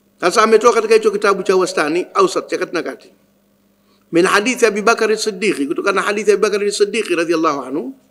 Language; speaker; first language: Swahili; native; Swahili